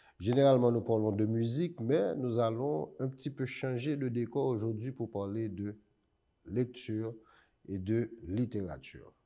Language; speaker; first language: French; non-native, local second language; Haitian Creole